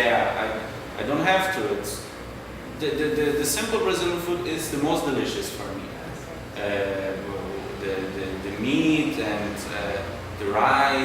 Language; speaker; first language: English; non-native, fluent; German